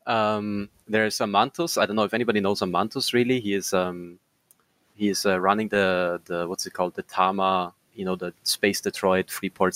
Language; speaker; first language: English; non-native, fluent; German